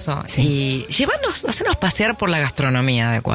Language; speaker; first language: Spanish; native; Spanish